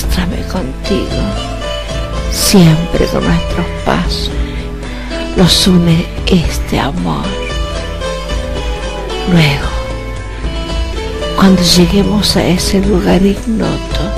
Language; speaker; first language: Spanish; native; Spanish